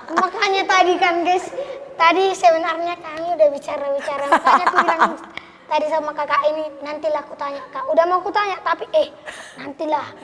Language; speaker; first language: Indonesian; non-native, local second language; Batak Toba